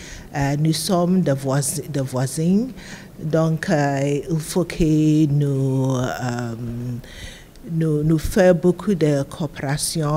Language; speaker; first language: French; non-native, learner; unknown